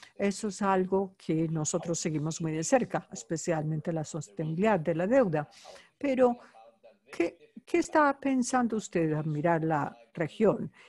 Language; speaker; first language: Spanish; non-native, fluent; Bulgarian